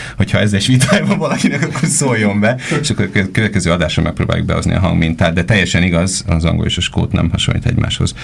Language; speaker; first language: Hungarian; native; Hungarian